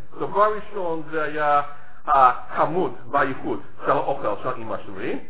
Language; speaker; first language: Hebrew; non-native, fluent; English